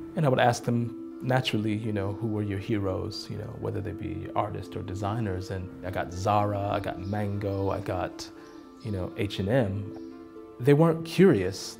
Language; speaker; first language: English; native; English